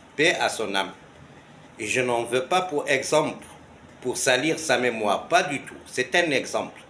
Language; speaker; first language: French; non-native, local second language; Arabic